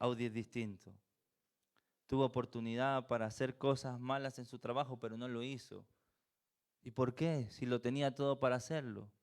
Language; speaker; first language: Spanish; native; Spanish